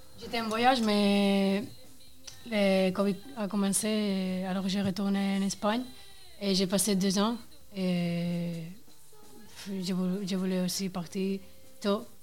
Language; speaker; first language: French; non-native, learner; Spanish